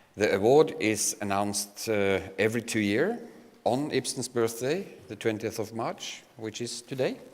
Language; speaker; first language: English; non-native, fluent; Norwegian